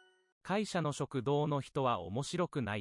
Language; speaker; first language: Japanese; non-native, learner; English